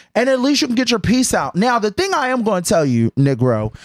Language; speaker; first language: English; native; English